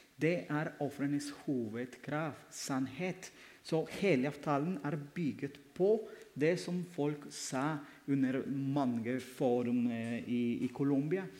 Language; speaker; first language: Norwegian; non-native, fluent; Spanish